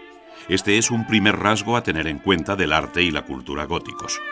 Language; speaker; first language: Spanish; native; Spanish